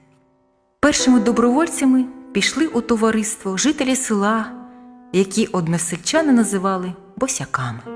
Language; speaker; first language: Ukrainian; native; Ukrainian